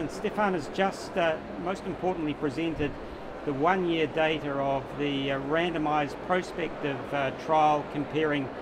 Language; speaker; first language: English; native; English